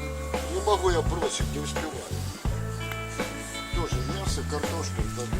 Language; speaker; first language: Russian; native; Russian